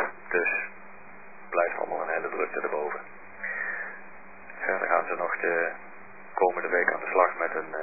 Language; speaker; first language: Dutch; native; Dutch